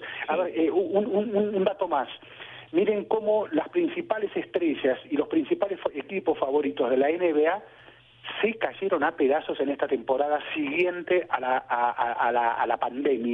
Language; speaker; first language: Spanish; native; Spanish